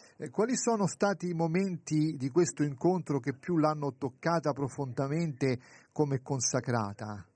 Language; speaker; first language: Italian; native; Italian